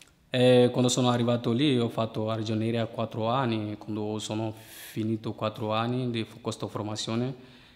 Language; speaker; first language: Italian; non-native, learner; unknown